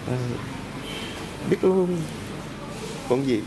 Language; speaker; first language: Vietnamese; non-native, fluent; Japanese